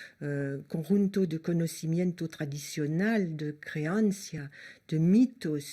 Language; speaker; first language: Spanish; non-native, learner; French